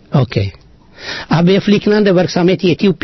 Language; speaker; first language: Swedish; non-native, fluent; Amharic